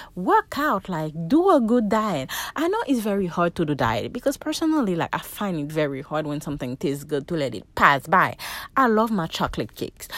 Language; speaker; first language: English; non-native, fluent; Haitian Creole